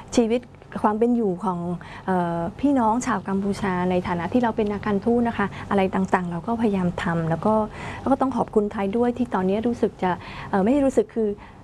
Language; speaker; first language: Thai; non-native, fluent; Khmer